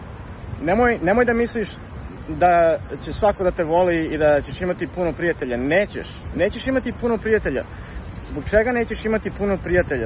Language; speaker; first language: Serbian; early bilingual, heritage; Serbian